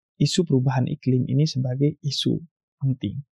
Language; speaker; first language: Indonesian; native; Indonesian